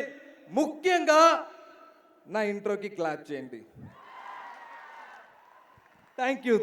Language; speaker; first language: Telugu; non-native, learner; Malayalam